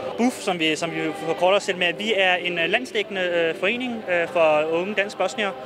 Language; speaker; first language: Danish; early bilingual, other home language; Bosnian